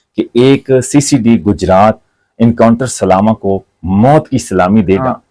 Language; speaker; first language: Urdu; non-native, local second language; Punjabi